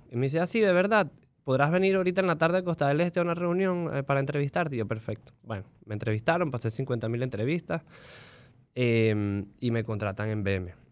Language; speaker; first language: Spanish; native; Spanish